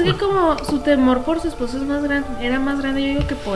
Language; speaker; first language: Spanish; native; Spanish